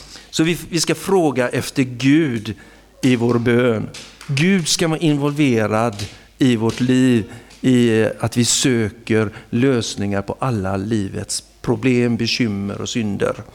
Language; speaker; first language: Swedish; native; Swedish